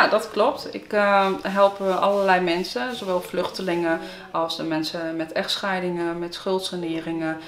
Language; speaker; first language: Dutch; native; Dutch